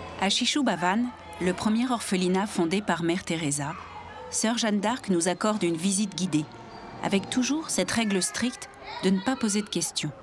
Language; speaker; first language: French; native; French